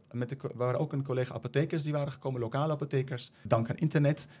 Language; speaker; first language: Dutch; non-native, fluent; Persian